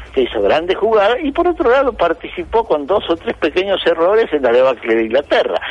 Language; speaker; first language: Spanish; native; Spanish